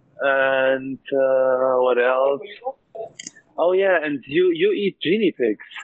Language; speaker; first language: English; non-native, learner; German